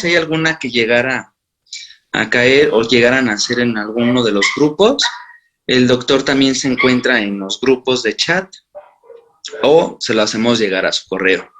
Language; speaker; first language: Spanish; native; Spanish